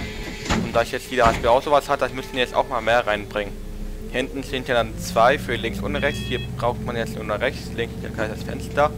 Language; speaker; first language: German; native; German